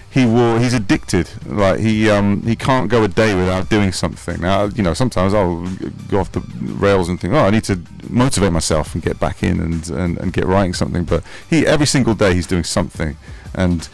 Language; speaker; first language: English; native; English